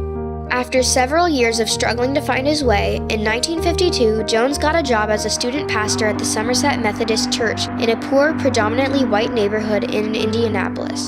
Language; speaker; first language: English; native; English